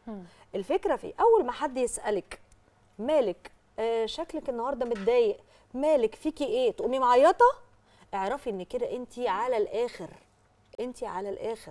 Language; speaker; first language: Arabic; native; Arabic